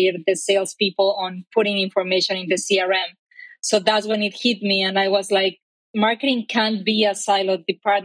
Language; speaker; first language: English; non-native, fluent; Spanish